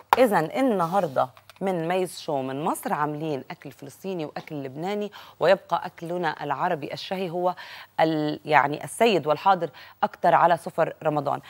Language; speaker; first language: Arabic; native; Arabic